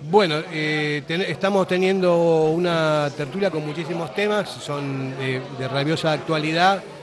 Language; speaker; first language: Spanish; native; Spanish